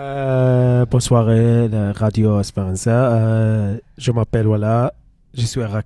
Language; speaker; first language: French; non-native, learner; Arabic